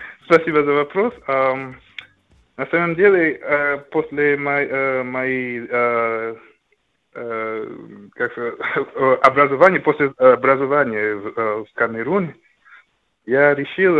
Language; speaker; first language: Russian; non-native, learner; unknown